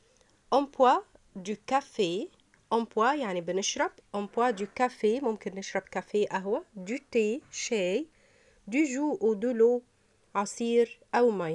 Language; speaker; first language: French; non-native, fluent; Arabic